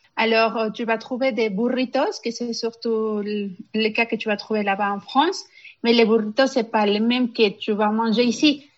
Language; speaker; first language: French; non-native, fluent; Spanish